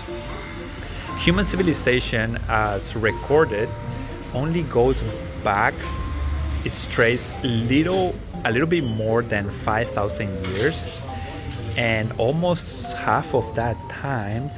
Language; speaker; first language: English; non-native, fluent; Spanish